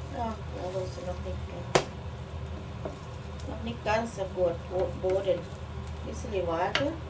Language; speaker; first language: German; non-native, learner; Thai